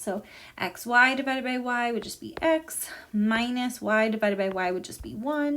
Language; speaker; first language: English; native; English